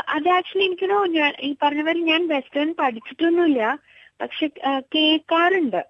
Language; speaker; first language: Malayalam; early bilingual, heritage; Malayalam